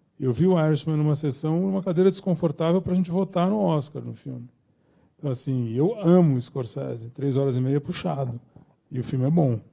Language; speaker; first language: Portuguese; native; Portuguese